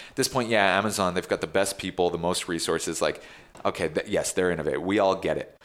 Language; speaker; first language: English; native; English